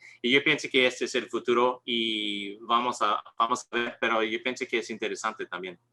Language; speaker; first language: Spanish; non-native, learner; English